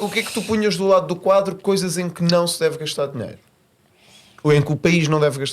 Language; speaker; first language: Portuguese; native; Portuguese